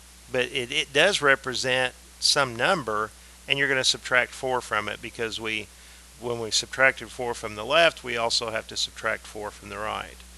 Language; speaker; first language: English; native; English